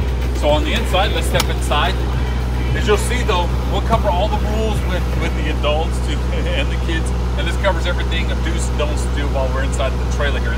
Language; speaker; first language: English; native; English